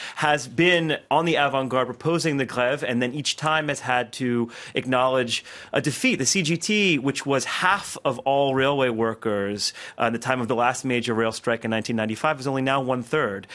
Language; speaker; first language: English; native; English